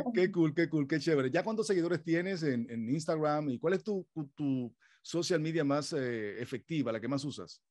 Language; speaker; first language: Spanish; native; Spanish